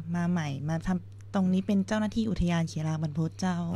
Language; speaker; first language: Thai; native; Thai